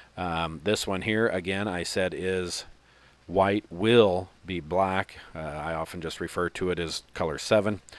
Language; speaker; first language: English; native; English